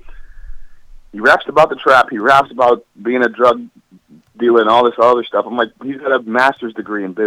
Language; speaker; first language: English; native; English